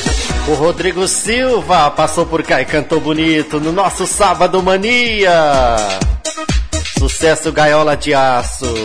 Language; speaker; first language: Portuguese; native; Portuguese